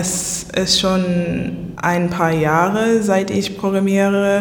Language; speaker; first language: German; non-native, learner; English